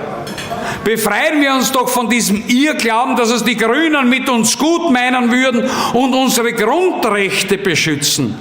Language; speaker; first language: German; native; German